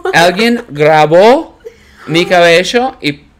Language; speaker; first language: Spanish; non-native, learner; English